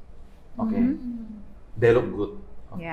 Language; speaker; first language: English; non-native, local second language; Indonesian